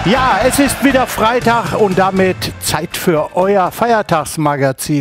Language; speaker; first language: German; native; German